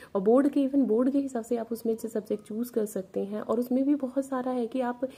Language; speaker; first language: Hindi; native; Hindi